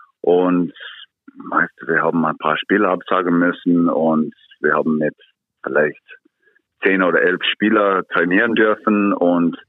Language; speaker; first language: German; non-native, fluent; English